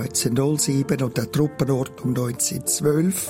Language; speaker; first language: German; native; German